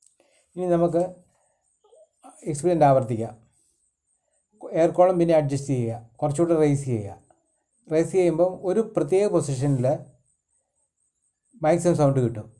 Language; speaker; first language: Malayalam; native; Malayalam